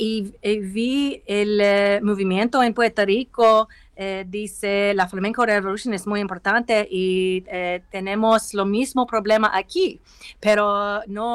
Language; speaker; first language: Spanish; non-native, learner; English